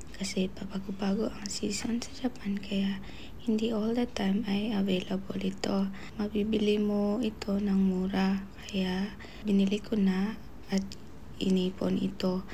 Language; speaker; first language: Filipino; native; Filipino